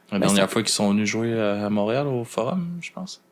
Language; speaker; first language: French; native; French